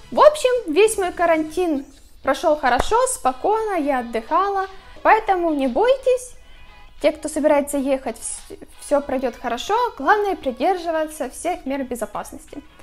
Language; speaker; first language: Russian; native; Russian